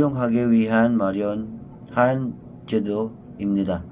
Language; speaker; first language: Korean; non-native, learner; Filipino